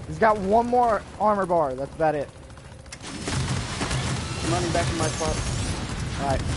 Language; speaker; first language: English; native; English